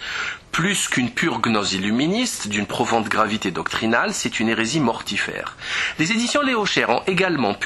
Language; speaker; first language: French; native; French